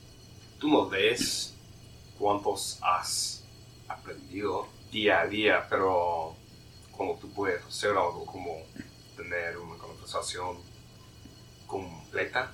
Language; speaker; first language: Spanish; non-native, learner; English